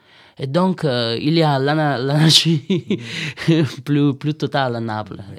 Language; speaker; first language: French; non-native, learner; Italian